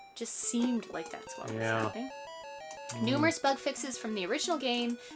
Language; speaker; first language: English; native; English